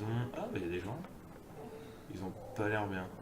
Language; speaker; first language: French; native; French